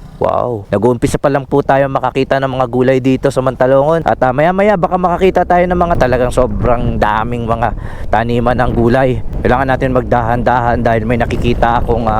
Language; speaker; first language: Filipino; native; Filipino